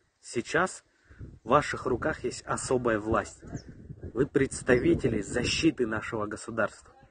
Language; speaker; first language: Russian; native; Russian